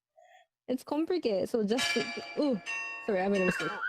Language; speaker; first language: English; non-native, learner; Japanese